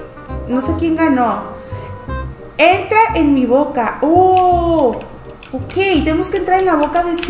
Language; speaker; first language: Spanish; native; Spanish